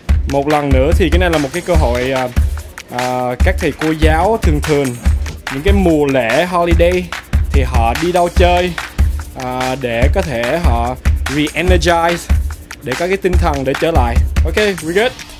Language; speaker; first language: Vietnamese; native; Vietnamese